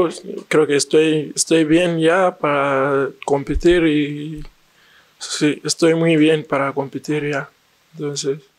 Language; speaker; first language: Spanish; non-native, learner; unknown